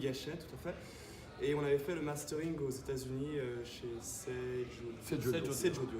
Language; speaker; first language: French; native; French